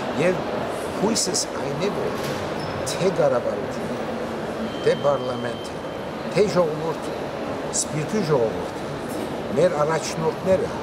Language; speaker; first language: Armenian; early bilingual, heritage; Armenian